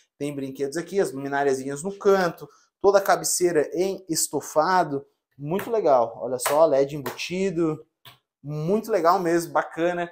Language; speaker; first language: Portuguese; native; Portuguese